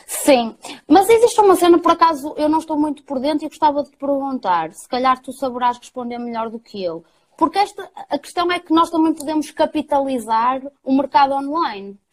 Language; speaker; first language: Portuguese; native; Portuguese